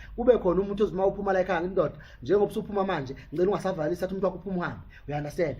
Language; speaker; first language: Zulu; native; Zulu